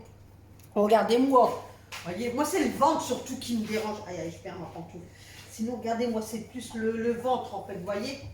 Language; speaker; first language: French; native; French